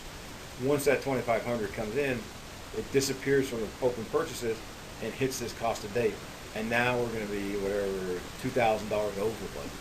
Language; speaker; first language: English; native; English